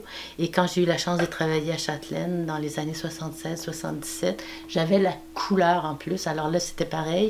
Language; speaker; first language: French; native; French